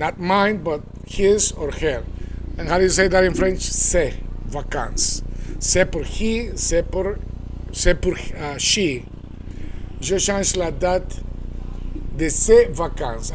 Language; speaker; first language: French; non-native, fluent; Spanish